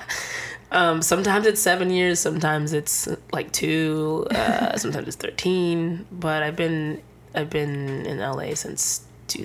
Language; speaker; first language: English; native; English